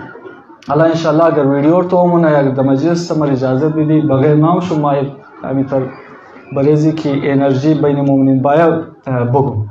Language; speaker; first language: Persian; native; Persian